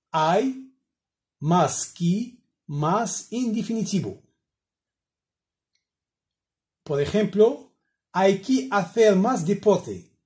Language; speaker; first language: Spanish; non-native, learner; Arabic